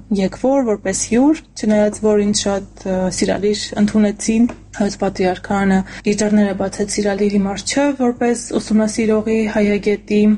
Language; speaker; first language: Armenian; native; Armenian